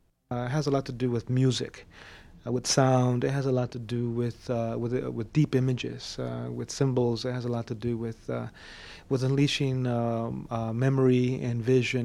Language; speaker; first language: English; early bilingual, other home language; Spanish